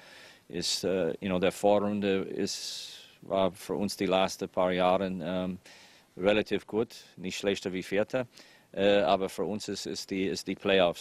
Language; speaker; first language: German; non-native, fluent; English